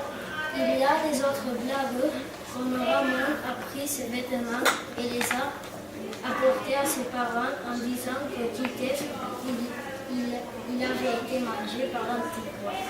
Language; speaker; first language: French; non-native, learner; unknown